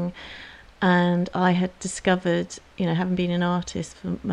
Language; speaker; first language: English; native; English